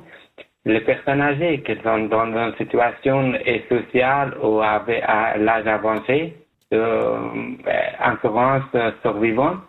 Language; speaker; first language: French; non-native, fluent; Persian